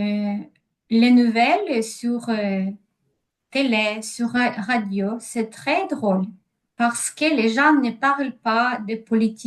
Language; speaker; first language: French; non-native, learner; Ukrainian